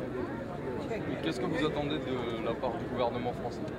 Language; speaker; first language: French; native; French